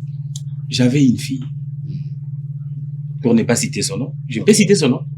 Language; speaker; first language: French; non-native, local second language; Lingala